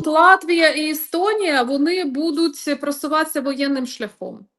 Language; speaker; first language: Ukrainian; non-native, local second language; Russian